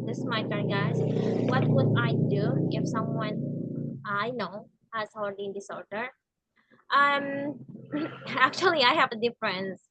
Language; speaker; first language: English; non-native, learner; Indonesian